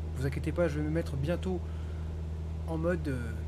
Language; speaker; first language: French; native; French